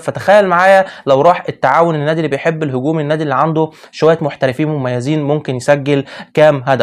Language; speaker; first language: Arabic; native; Arabic